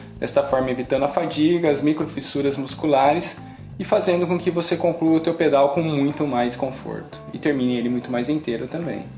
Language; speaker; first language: Portuguese; native; Portuguese